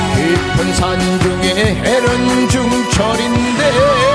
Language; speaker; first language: Korean; native; Korean